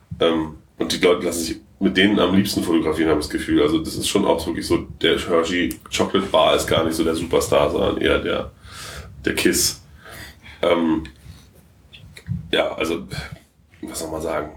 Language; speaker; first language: German; native; German